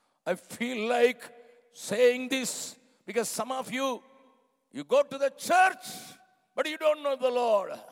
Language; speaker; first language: English; non-native, local second language; Tamil